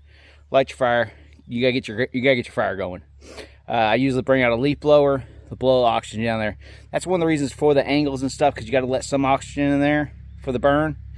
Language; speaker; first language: English; native; English